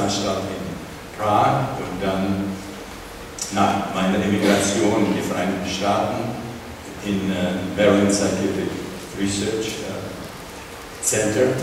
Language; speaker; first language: German; non-native, fluent; Czech